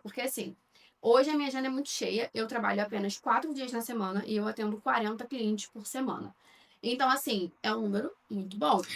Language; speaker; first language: Portuguese; native; Portuguese